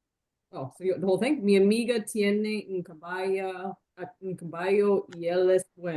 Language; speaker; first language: Spanish; non-native, learner; English